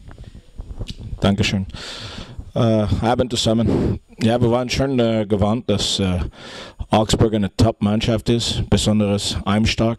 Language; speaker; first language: German; non-native, fluent; French